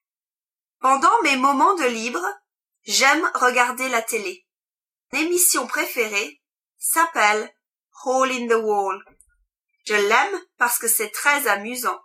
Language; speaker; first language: French; non-native, learner; English